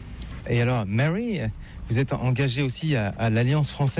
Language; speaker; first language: French; native; French